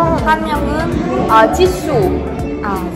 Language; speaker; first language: Korean; non-native, learner; Vietnamese